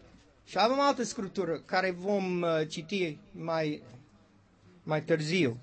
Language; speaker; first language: Romanian; non-native, learner; English